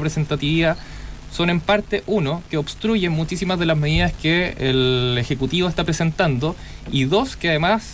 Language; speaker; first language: Spanish; native; Spanish